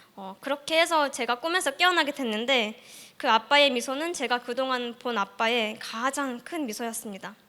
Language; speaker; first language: Korean; early bilingual, heritage; Korean